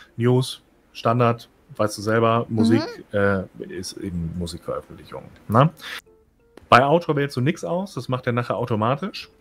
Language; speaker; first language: German; native; German